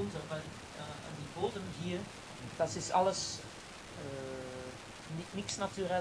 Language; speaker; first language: German; non-native, learner; Dutch